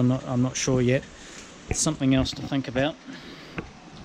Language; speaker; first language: English; native; English